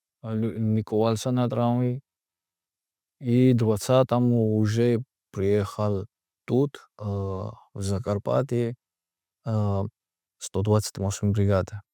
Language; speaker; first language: Russian; non-native, learner; Georgian